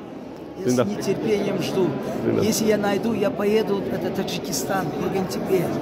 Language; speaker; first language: Russian; non-native, local second language; Uzbek